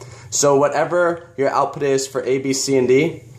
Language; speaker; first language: English; native; English